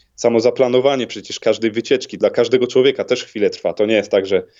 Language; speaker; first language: Polish; native; Polish